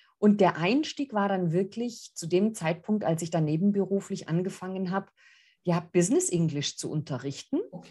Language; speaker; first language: German; early bilingual, other home language; Greek